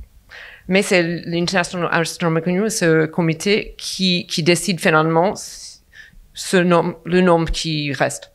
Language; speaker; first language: French; non-native, fluent; English